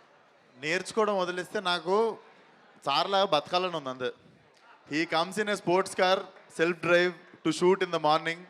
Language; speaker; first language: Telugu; native; Telugu